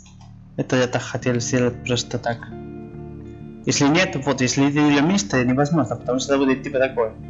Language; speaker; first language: Russian; non-native, learner; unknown